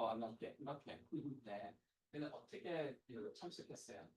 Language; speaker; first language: Korean; non-native, learner; English